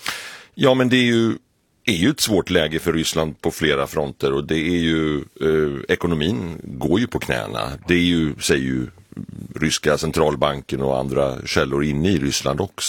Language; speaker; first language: Swedish; native; Swedish